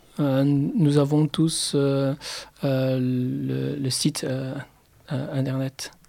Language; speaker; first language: French; non-native, fluent; Chinese